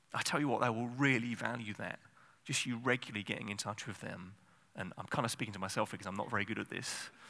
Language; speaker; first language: English; native; English